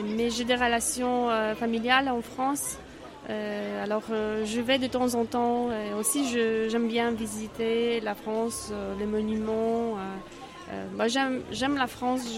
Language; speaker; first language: French; non-native, learner; Polish